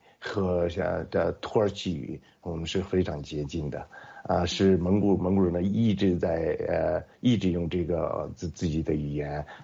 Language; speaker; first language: Chinese; non-native, local second language; Mongolian